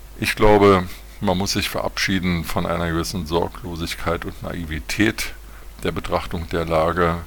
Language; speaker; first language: German; native; German